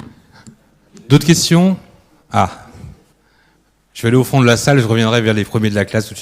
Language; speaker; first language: French; native; French